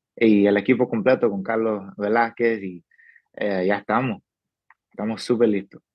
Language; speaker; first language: Spanish; early bilingual, heritage; Spanish